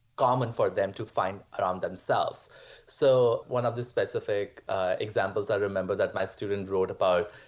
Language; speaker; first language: English; non-native, local second language; Hindi